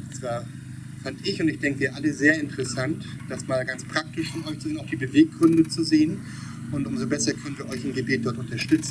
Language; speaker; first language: German; native; German